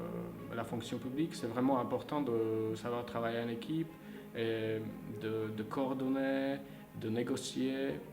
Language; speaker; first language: French; non-native, fluent; Slovak